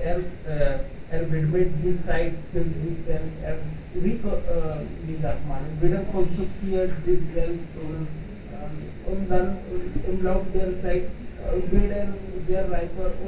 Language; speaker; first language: German; non-native, learner; Hindi